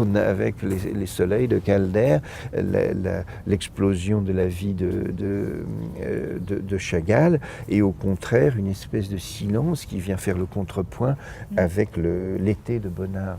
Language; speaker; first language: French; native; French